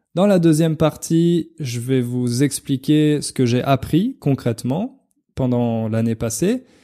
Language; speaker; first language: French; native; French